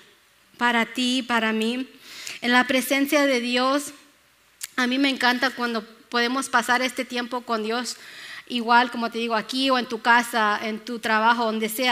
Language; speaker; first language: Spanish; early bilingual, other home language; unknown